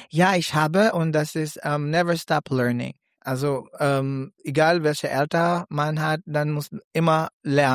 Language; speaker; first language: German; non-native, learner; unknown